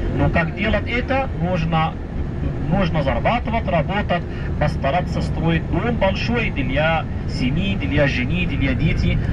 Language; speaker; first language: Russian; non-native, fluent; Arabic